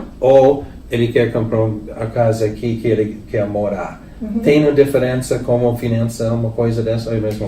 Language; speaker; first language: Portuguese; non-native, learner; English